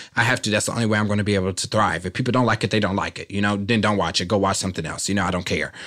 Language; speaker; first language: English; native; English